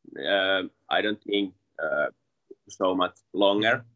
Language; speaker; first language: English; non-native, learner; Finnish